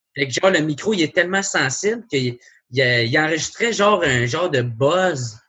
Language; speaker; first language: French; native; French